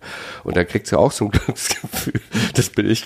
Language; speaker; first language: German; native; German